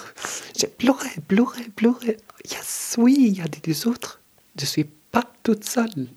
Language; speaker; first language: French; non-native, learner; Arabic